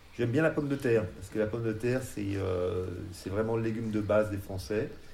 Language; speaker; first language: French; native; French